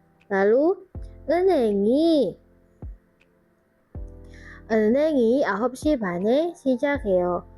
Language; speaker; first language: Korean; non-native, learner; Indonesian